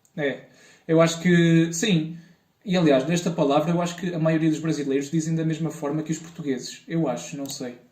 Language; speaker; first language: Portuguese; native; Portuguese